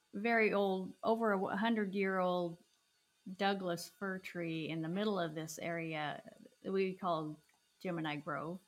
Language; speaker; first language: English; native; English